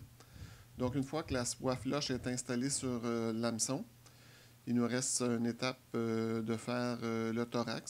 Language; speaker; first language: French; native; French